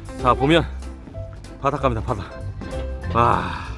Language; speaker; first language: Korean; native; Korean